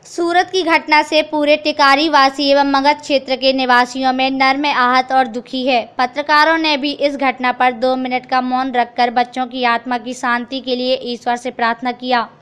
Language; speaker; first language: Hindi; native; Hindi